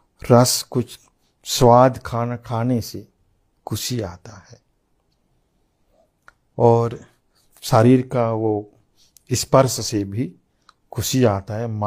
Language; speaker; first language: Hindi; non-native, fluent; Sinhala